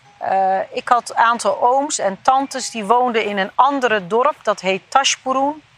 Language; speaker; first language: Dutch; early bilingual, other home language; Turkish